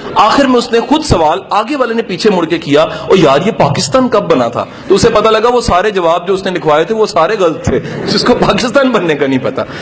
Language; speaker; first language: Urdu; non-native, local second language; Punjabi